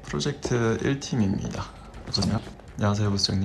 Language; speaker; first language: Korean; non-native, fluent; Mongolian